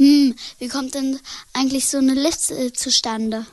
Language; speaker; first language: German; native; German